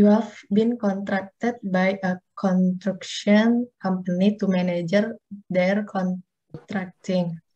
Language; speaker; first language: English; non-native, learner; Indonesian